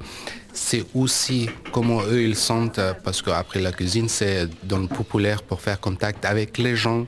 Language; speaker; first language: French; non-native, learner; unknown